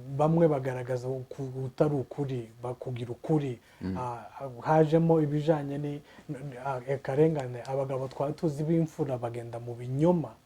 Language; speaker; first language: Kinyarwanda; native; Kinyarwanda